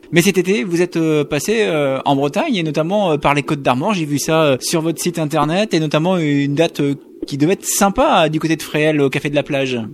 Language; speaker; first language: French; native; French